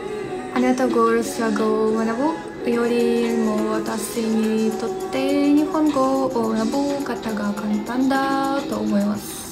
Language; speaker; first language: Japanese; non-native, learner; Russian